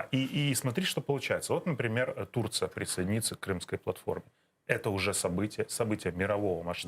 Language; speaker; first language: Russian; native; Russian